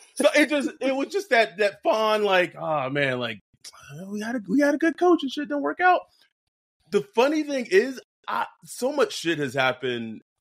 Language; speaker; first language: English; native; English